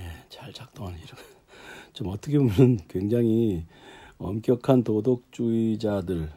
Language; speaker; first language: Korean; native; Korean